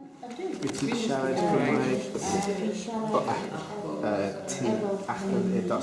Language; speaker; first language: Welsh; non-native, learner; English